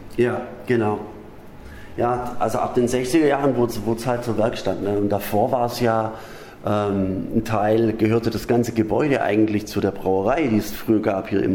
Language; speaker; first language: German; native; German